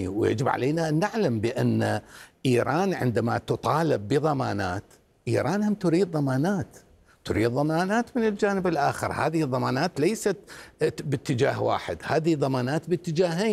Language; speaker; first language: Arabic; non-native, fluent; Persian